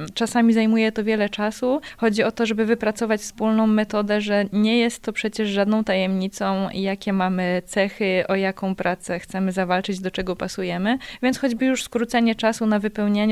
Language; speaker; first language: Polish; native; Polish